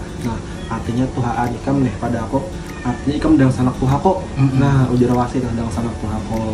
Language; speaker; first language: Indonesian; non-native, local second language; Banjar